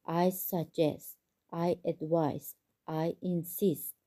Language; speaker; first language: English; non-native, fluent; Persian